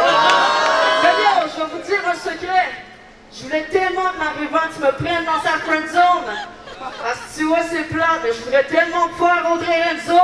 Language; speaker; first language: French; native; French